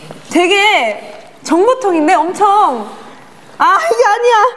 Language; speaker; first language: Korean; native; Korean